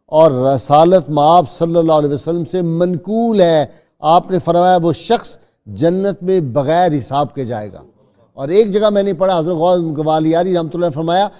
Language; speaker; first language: Urdu; native; Urdu